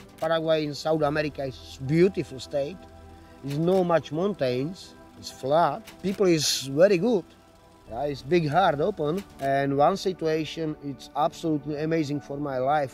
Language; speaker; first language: English; non-native, learner; Slovak